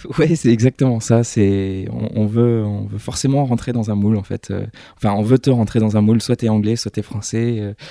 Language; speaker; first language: French; early bilingual, other home language; English